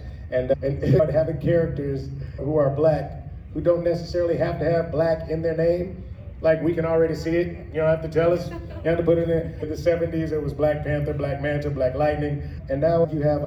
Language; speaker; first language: English; native; English